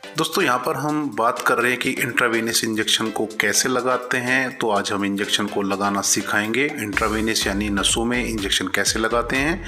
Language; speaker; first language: Hindi; native; Hindi